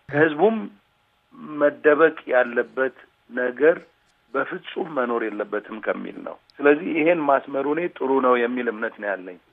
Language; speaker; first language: Amharic; non-native, local second language; Tigrinya